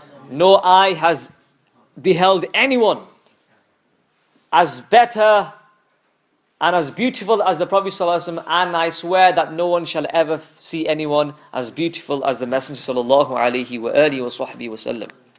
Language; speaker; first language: English; early bilingual, other home language; Urdu